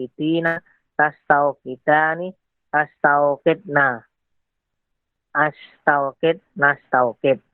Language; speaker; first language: Arabic; non-native, learner; Indonesian